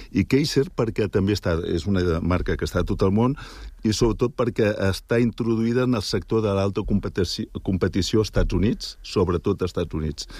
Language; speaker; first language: Catalan; native; Catalan